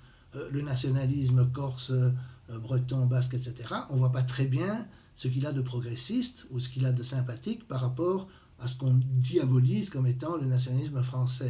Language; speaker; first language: French; native; French